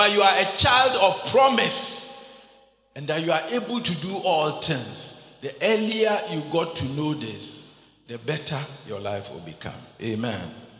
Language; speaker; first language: English; non-native, local second language; Akan